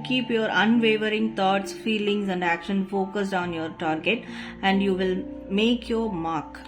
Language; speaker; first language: English; non-native, local second language; Tamil